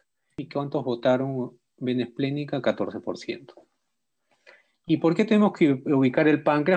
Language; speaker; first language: Spanish; native; Spanish